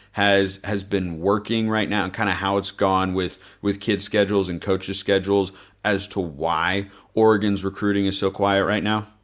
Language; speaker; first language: English; native; English